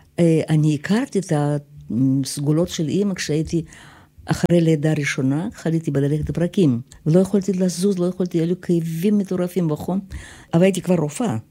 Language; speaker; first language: Hebrew; non-native, fluent; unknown